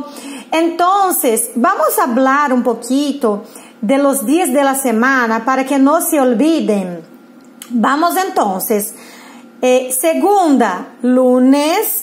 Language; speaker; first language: Spanish; non-native, fluent; Portuguese